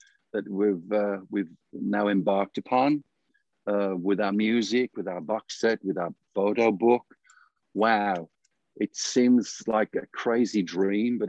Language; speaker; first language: English; native; English